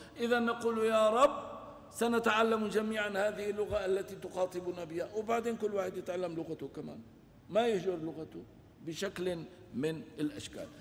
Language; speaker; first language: Arabic; non-native, local second language; Kurdish